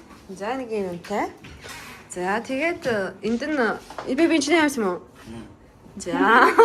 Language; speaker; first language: Mongolian; native; Mongolian